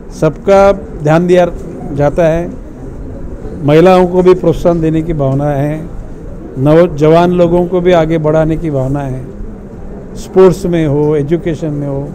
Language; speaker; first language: Hindi; non-native, local second language; Marathi